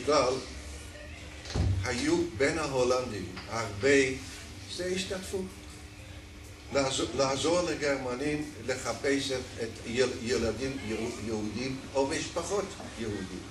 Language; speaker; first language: Hebrew; non-native, fluent; Dutch